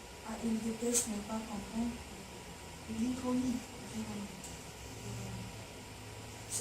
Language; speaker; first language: French; non-native, learner; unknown